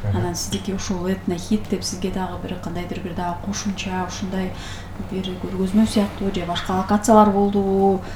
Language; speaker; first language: Kyrgyz; native; Kyrgyz